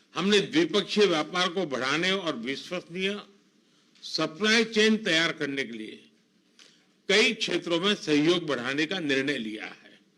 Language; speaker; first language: Hindi; non-native, local second language; Gujarati